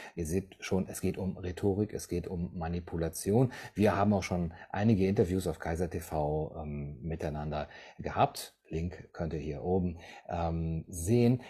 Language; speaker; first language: German; native; German